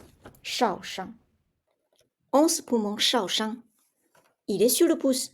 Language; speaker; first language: French; non-native, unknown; Chinese